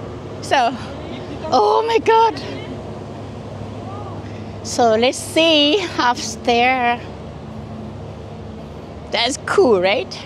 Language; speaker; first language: English; non-native, learner; Thai